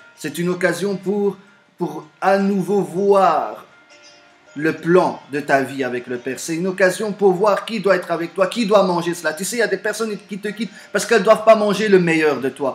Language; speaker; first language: French; native; French